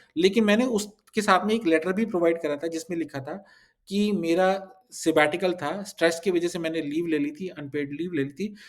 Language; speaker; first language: Hindi; early bilingual, heritage; Hindi